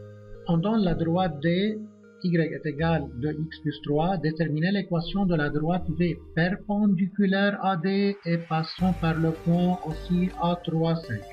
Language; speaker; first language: French; non-native, local second language; Arabic